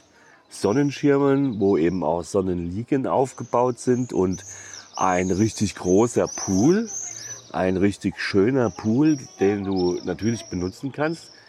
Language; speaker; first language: German; native; German